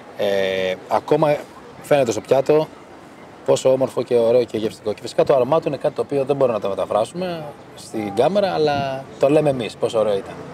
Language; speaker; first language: Greek; native; Greek